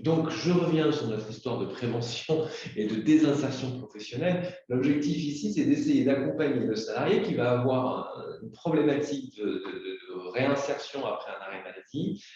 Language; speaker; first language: French; native; French